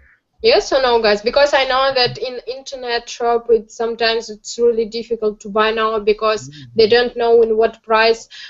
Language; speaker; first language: English; non-native, learner; Russian